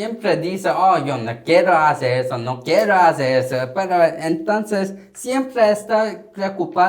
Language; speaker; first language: Spanish; non-native, learner; Korean